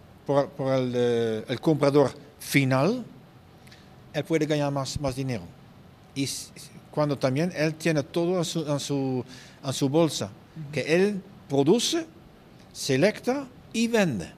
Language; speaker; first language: Spanish; non-native, fluent; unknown